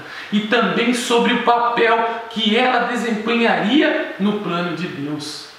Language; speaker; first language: Portuguese; native; Portuguese